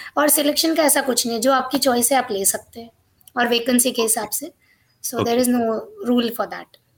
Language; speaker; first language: Hindi; non-native, local second language; Marathi